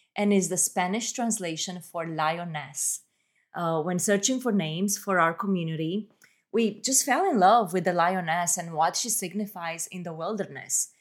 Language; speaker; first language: English; non-native, fluent; Romanian